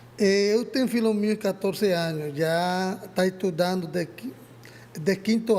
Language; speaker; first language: Portuguese; non-native, learner; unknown